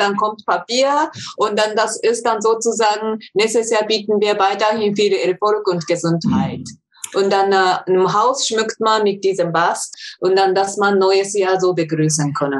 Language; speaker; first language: German; non-native, fluent; Japanese